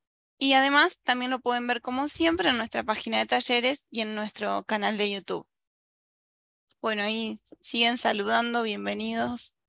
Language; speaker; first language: Spanish; native; Spanish